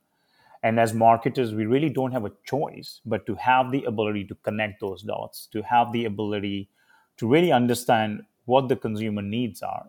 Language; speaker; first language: English; non-native, local second language; Hindi